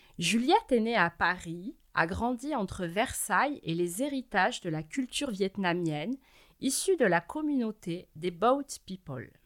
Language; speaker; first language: French; native; French